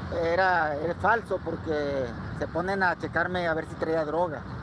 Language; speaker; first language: Spanish; native; Spanish